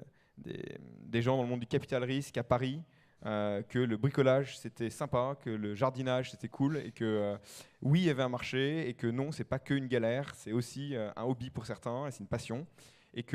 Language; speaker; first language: French; native; French